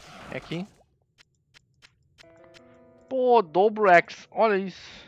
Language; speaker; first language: Portuguese; native; Portuguese